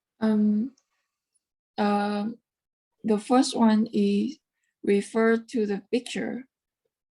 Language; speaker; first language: English; non-native, learner; Vietnamese